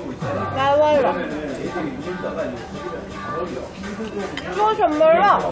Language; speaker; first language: Chinese; non-native, learner; Korean